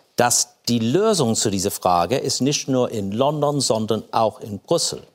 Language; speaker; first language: German; non-native, fluent; English